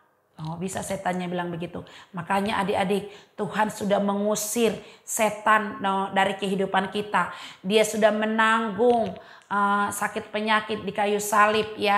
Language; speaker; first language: Indonesian; native; Indonesian